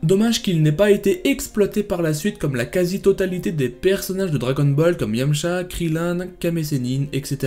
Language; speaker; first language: French; native; French